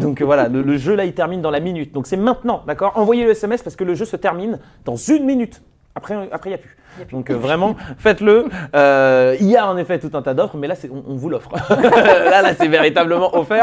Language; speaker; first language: French; native; French